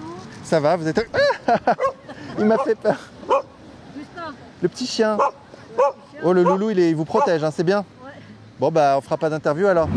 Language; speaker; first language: French; native; French